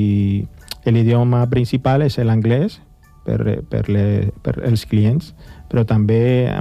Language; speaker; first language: Catalan; non-native, fluent; Spanish